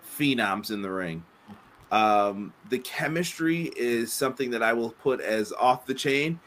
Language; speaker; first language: English; native; English